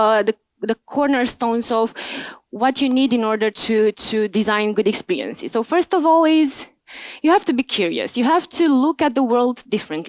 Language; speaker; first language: English; non-native, fluent; Romanian